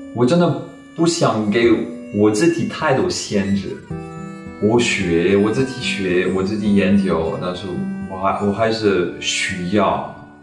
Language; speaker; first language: Chinese; non-native, fluent; French